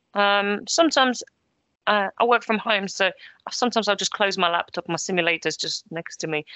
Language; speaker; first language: English; early bilingual, other home language; Polish